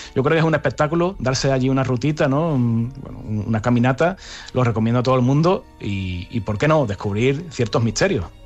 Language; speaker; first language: Spanish; native; Spanish